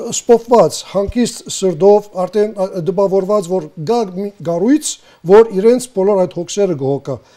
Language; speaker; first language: Armenian; early bilingual, heritage; Armenian